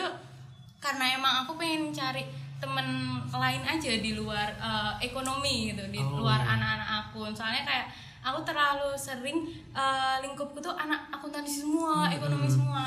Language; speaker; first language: Indonesian; native; Indonesian